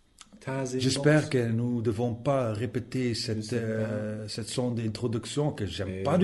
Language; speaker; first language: French; non-native, learner; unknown